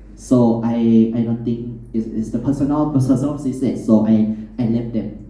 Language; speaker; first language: English; non-native, learner; Thai